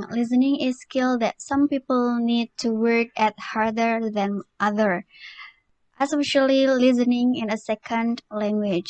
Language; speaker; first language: English; non-native, learner; Indonesian